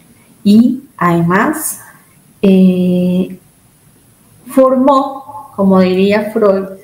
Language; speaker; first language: Spanish; native; Spanish